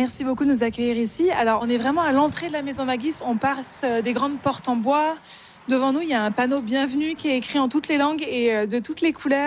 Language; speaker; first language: French; native; French